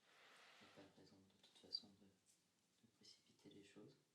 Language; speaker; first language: French; native; French